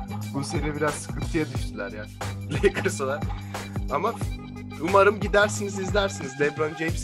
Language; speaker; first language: Turkish; native; Turkish